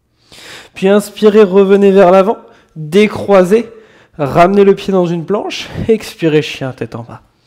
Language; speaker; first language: French; native; French